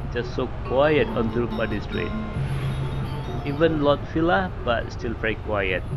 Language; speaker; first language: English; non-native, fluent; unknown